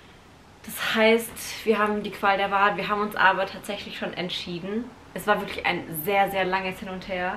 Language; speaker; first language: German; native; German